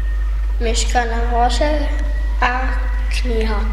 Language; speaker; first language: Czech; non-native, learner; German